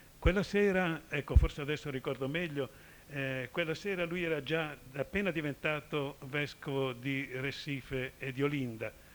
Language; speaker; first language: Italian; native; Italian